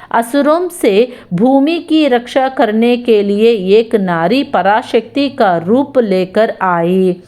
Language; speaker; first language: Hindi; non-native, local second language; Telugu